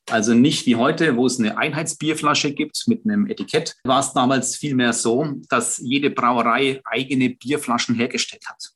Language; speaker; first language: German; native; German